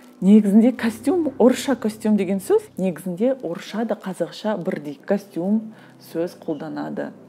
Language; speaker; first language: Kazakh; non-native, local second language; Russian